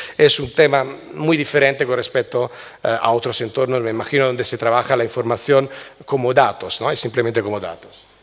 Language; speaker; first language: Spanish; non-native, fluent; Italian